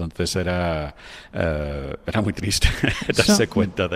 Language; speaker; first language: Spanish; non-native, fluent; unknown